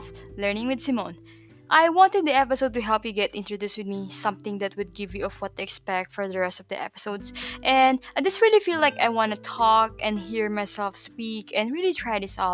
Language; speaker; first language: English; non-native, local second language; Filipino